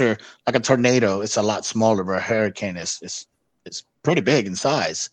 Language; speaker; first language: English; non-native, fluent; Spanish